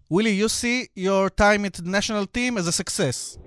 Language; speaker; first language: English; non-native, fluent; Hebrew